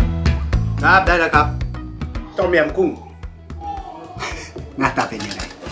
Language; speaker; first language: Thai; non-native, fluent; Japanese